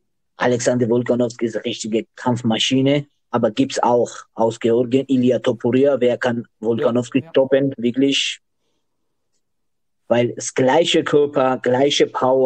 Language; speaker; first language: German; non-native, learner; Georgian